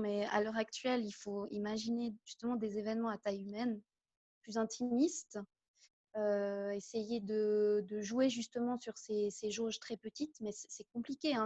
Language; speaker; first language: French; native; French